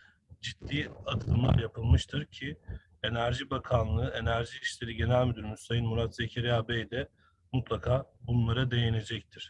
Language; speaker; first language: Turkish; native; Turkish